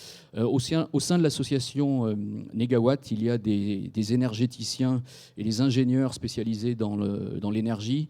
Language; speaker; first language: French; native; French